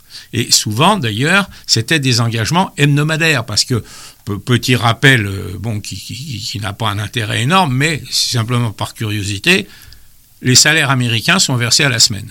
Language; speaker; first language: French; native; French